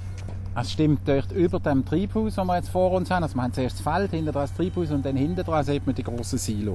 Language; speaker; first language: German; native; German